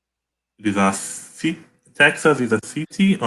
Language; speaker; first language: English; non-native, learner; Portuguese